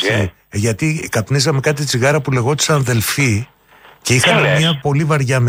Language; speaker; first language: Greek; native; Greek